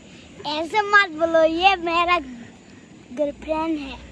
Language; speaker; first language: Hindi; non-native, local second language; Kok Borok